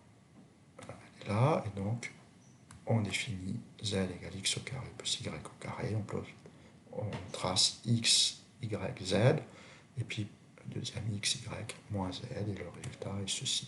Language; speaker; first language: French; native; French